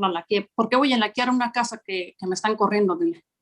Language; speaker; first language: Spanish; native; Spanish